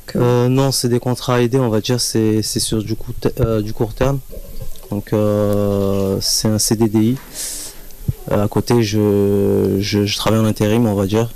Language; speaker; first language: French; native; French